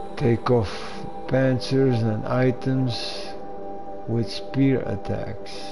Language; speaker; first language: English; non-native, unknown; Dutch